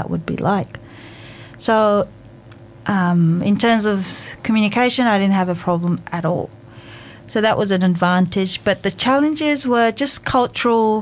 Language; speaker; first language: English; native; English